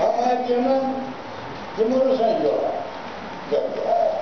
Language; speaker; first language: Greek; early bilingual, other home language; Turkish